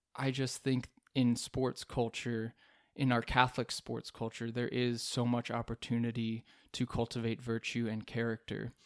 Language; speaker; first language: English; native; English